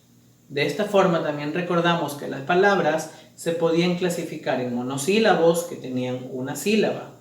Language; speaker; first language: Spanish; native; Spanish